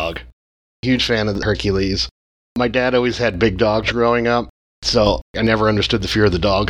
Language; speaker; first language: English; native; English